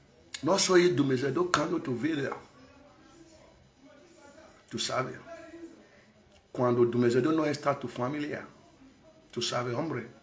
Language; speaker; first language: Spanish; non-native, learner; Bini